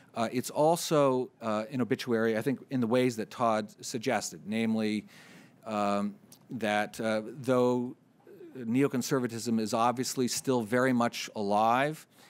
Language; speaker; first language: English; native; English